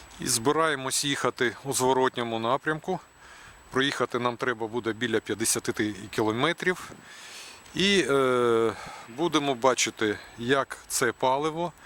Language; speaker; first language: Ukrainian; non-native, local second language; Russian